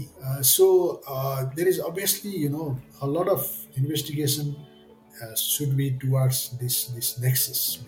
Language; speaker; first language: English; non-native, local second language; Nepali